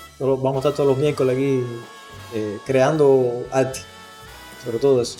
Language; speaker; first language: Spanish; native; Spanish